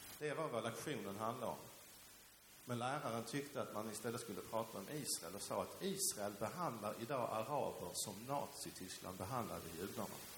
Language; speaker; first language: Swedish; early bilingual, other home language; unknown